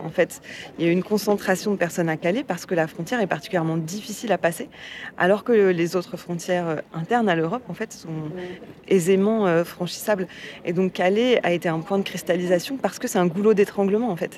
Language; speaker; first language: French; native; French